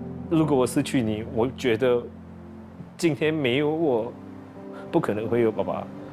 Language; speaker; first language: Chinese; non-native, local second language; English